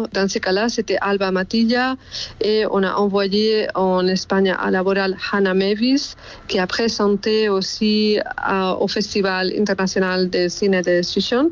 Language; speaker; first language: French; non-native, fluent; Spanish